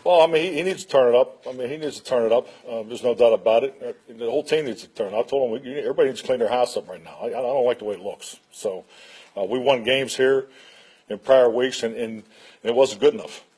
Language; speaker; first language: English; native; English